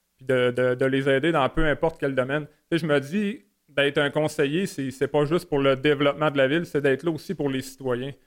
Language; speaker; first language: French; native; French